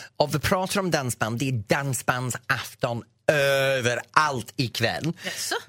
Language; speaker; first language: Swedish; non-native, fluent; English